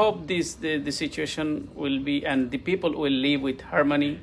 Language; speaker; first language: English; non-native, fluent; Bangla